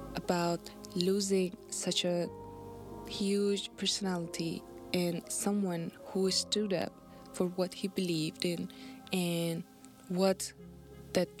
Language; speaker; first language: English; non-native, fluent; Persian